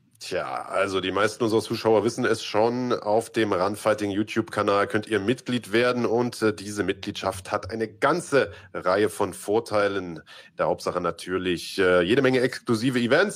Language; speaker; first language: German; native; German